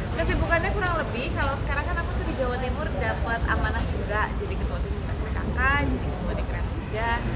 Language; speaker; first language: Indonesian; native; Indonesian